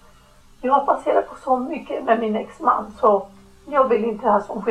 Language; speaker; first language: Swedish; non-native, learner; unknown